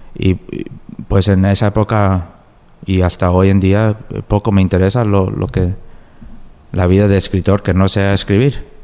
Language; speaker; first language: Spanish; early bilingual, heritage; Spanish